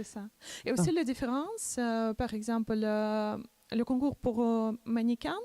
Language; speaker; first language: French; non-native, learner; Macedonian